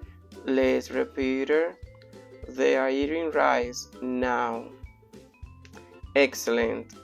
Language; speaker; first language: English; non-native, fluent; Spanish